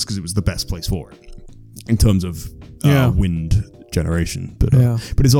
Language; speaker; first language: English; native; English